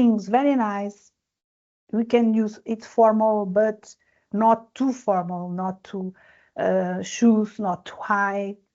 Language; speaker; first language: English; non-native, learner; Portuguese